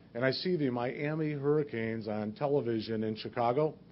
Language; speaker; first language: English; native; English